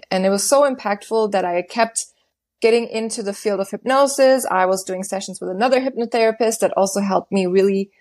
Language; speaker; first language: English; non-native, fluent; German